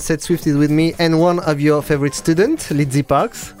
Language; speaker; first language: English; non-native, fluent; French